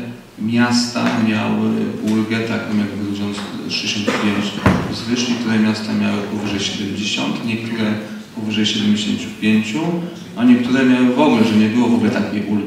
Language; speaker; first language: Polish; native; Polish